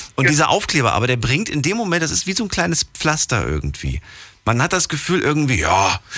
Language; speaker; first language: German; native; German